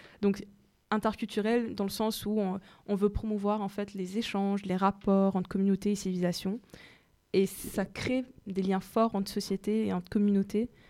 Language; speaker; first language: French; native; French